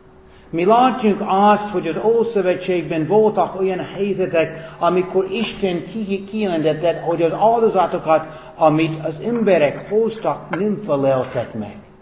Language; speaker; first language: Hungarian; non-native, fluent; English